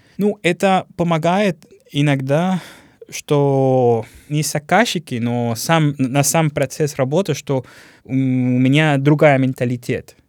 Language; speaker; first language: Russian; non-native, learner; Spanish